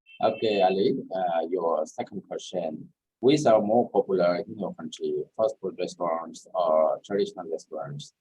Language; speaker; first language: English; non-native, fluent; Bangla